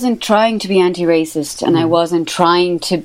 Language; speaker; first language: English; native; English